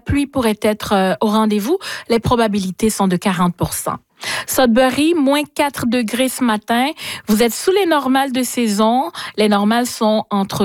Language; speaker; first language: French; native; French